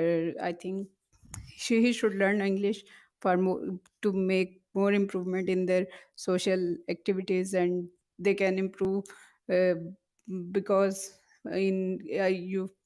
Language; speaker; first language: English; non-native, learner; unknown